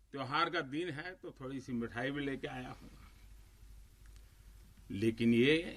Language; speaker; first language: Hindi; non-native, local second language; Gujarati